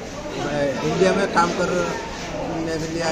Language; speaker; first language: Hindi; non-native, learner; Rohingya